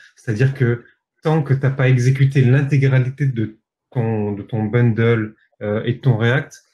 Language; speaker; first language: French; native; French